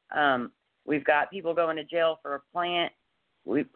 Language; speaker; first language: English; native; English